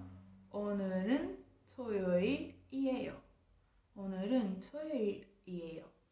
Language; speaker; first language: Korean; non-native, learner; Portuguese